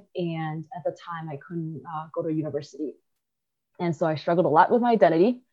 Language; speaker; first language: English; early bilingual, other home language; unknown